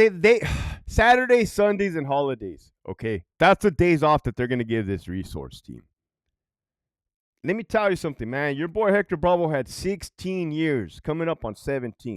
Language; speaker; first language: English; native; English